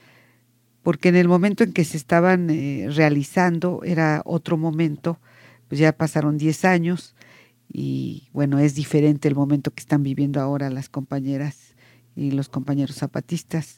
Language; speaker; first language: Spanish; native; Spanish